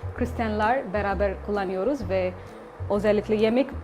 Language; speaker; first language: Turkish; non-native, learner; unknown